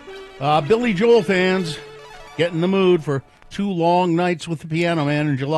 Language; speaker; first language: English; native; English